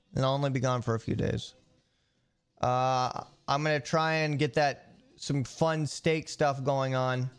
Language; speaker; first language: English; native; English